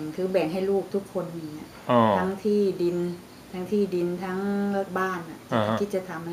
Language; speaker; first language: Thai; native; Thai